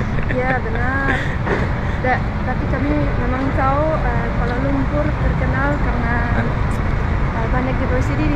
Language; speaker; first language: Indonesian; non-native, fluent; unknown